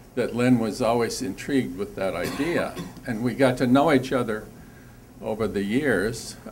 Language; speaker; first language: English; native; English